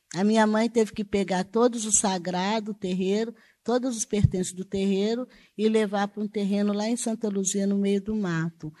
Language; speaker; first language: Portuguese; native; Portuguese